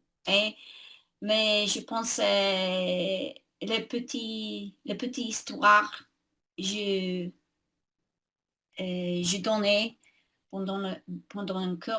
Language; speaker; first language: French; non-native, learner; English